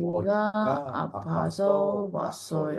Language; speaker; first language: Korean; non-native, learner; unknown